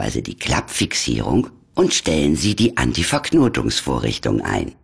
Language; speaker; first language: German; native; German